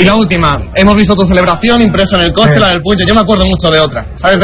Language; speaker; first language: Spanish; native; Spanish